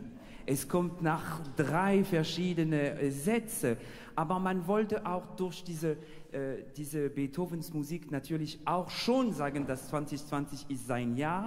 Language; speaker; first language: German; non-native, fluent; French